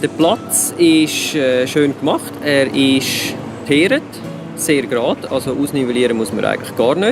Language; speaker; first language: German; native; German